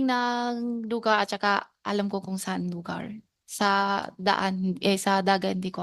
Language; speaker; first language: Filipino; non-native, learner; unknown